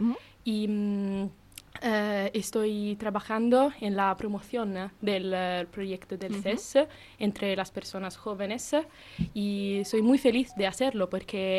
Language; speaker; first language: Spanish; non-native, fluent; Italian